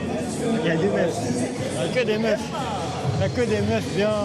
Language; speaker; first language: French; non-native, fluent; Persian